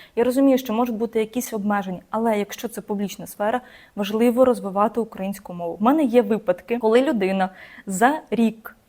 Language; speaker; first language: Ukrainian; non-native, local second language; Russian